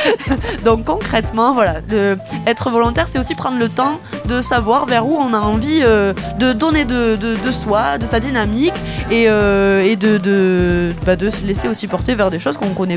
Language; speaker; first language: French; native; French